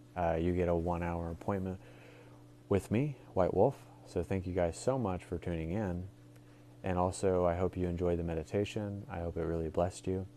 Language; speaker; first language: English; native; English